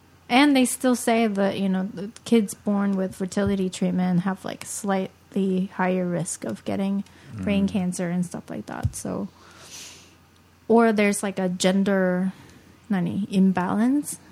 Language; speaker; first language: English; early bilingual, other home language; Japanese